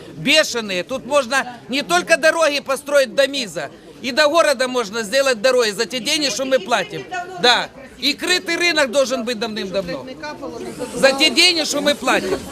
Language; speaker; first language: Russian; native; Russian